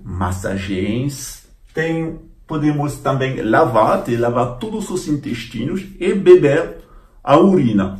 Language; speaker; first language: Portuguese; non-native, fluent; French